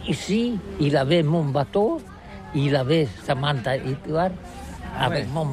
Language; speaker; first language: French; non-native, learner; Catalan